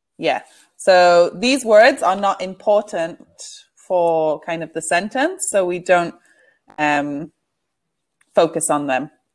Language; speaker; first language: English; native; English